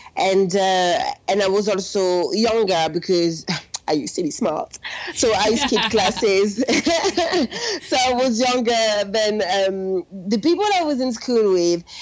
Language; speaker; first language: English; non-native, fluent; French